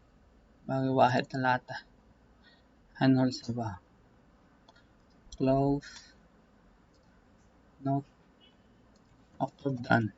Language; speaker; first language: Arabic; non-native, learner; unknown